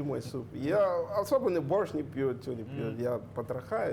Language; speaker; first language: Russian; non-native, learner; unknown